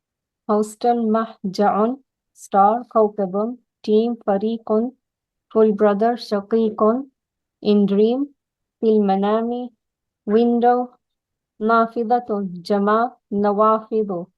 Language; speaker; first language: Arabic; non-native, learner; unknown